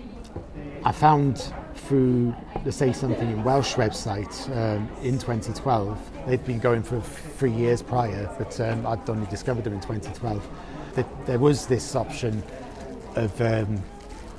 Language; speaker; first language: English; native; English